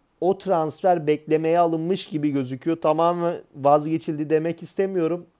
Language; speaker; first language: Turkish; native; Turkish